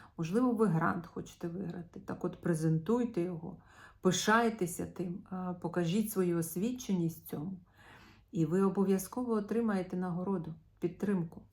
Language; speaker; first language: Ukrainian; non-native, local second language; Russian